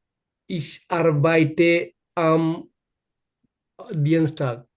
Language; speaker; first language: German; non-native, learner; Bangla